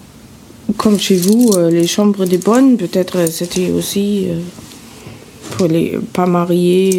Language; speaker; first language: French; non-native, fluent; German